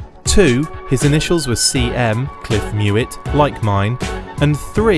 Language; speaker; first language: English; native; English